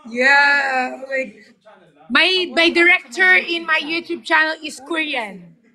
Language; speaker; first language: English; non-native, learner; Filipino